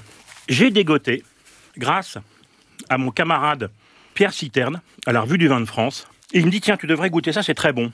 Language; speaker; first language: French; native; French